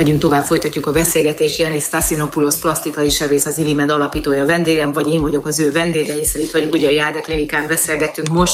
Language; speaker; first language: Hungarian; native; Hungarian